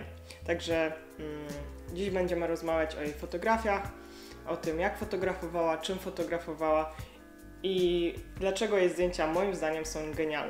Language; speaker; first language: Polish; native; Polish